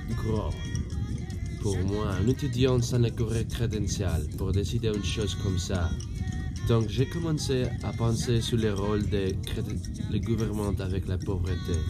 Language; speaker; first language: French; non-native, learner; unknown